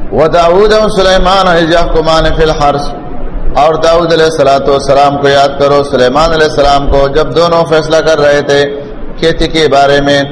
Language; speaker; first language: Urdu; non-native, local second language; Pashto